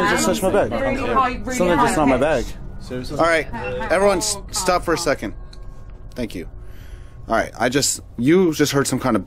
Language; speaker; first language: English; native; English